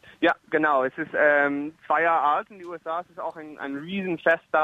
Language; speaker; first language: German; non-native, fluent; English